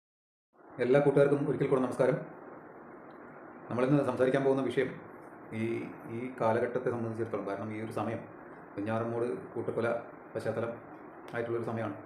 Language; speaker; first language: Malayalam; native; Malayalam